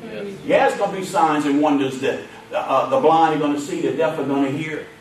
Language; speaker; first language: English; native; English